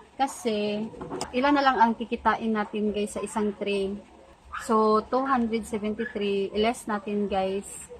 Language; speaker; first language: Filipino; non-native, local second language; Cebuano